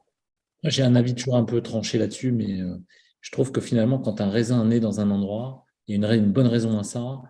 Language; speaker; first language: French; native; French